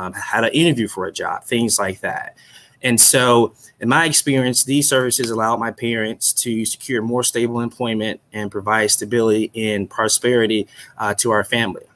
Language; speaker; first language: English; native; English